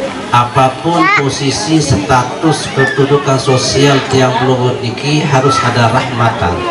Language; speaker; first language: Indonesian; non-native, local second language; Sasak